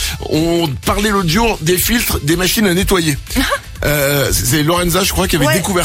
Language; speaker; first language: French; native; French